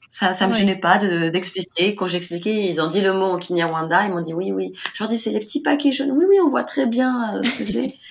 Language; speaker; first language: French; non-native, local second language; Arabic